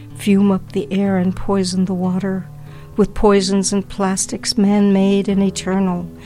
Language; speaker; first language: English; early bilingual, other home language; Spanish